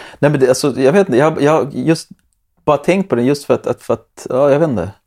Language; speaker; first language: Swedish; early bilingual, other home language; Spanish